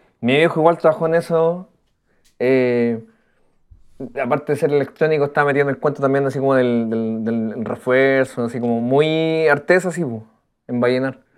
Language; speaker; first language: Spanish; native; Spanish